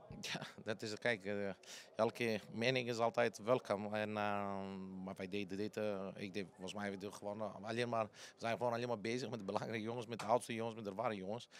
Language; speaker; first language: Dutch; non-native, fluent; Greek